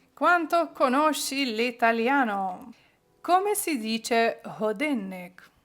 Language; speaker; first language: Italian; non-native, fluent; Ukrainian